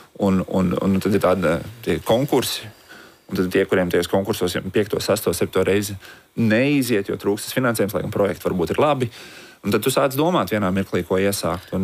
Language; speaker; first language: Latvian; native; Latvian